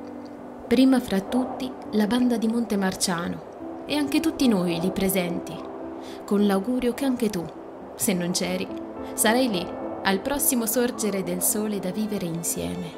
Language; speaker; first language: Italian; native; Italian